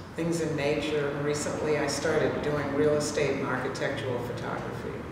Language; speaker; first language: English; native; English